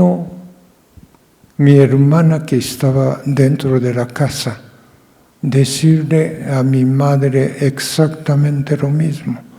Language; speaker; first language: Spanish; non-native, fluent; Japanese